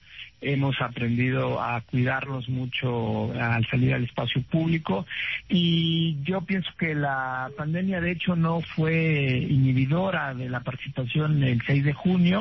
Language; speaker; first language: Spanish; native; Spanish